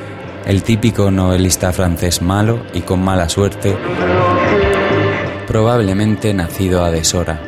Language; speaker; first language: Spanish; native; Spanish